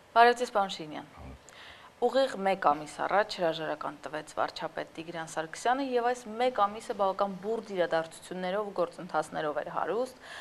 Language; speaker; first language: Armenian; native; Armenian